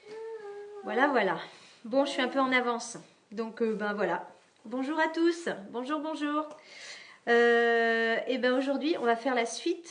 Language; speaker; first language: French; native; French